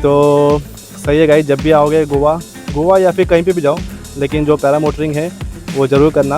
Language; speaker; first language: Hindi; native; Hindi